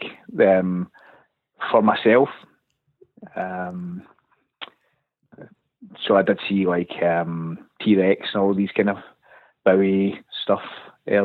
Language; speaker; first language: English; native; English